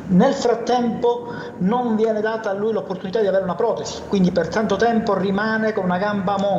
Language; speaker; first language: Italian; native; Italian